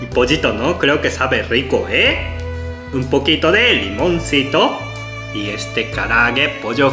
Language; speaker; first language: Spanish; non-native, fluent; Japanese